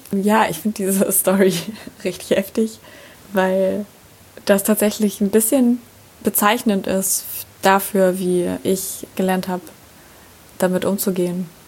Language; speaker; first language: German; native; German